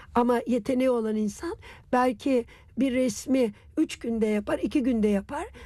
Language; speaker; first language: Turkish; non-native, fluent; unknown